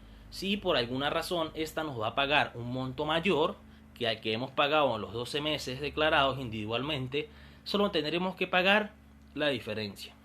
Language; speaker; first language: Spanish; native; Spanish